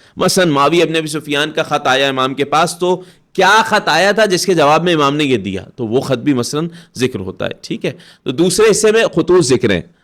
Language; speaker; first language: Urdu; native; Urdu